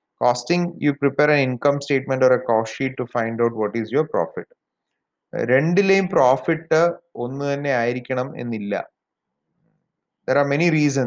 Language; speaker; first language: English; non-native, local second language; Malayalam